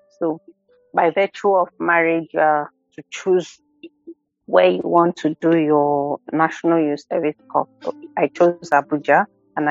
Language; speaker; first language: English; non-native, local second language; Igbo